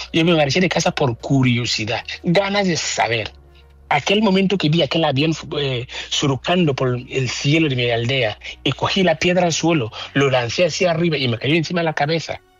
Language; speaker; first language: Spanish; non-native, fluent; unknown